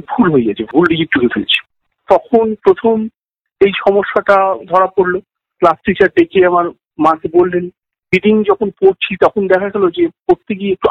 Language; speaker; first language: Bangla; native; Bangla